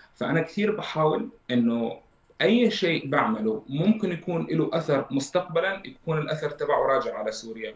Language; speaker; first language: Arabic; native; Arabic